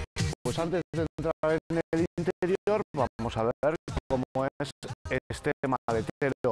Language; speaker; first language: Spanish; native; Spanish